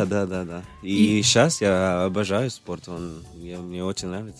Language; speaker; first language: Russian; early bilingual, other home language; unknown